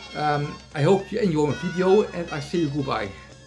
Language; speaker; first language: English; non-native, learner; Dutch